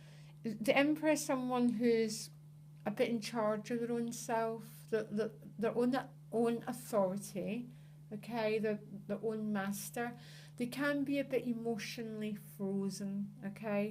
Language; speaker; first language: English; native; English